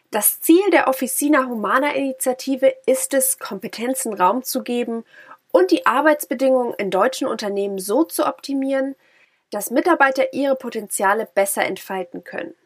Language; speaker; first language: German; native; German